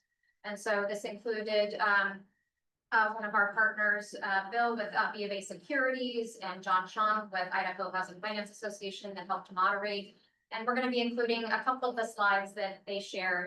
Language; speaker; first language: English; native; English